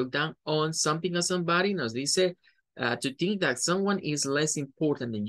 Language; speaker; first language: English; non-native, fluent; Spanish